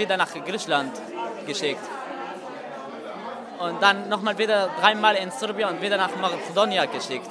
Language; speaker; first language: German; non-native, learner; Arabic